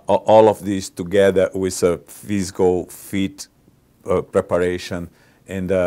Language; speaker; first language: English; non-native, fluent; Portuguese